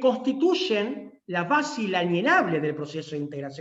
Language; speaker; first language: Spanish; native; Spanish